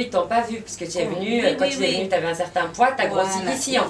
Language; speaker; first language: French; native; French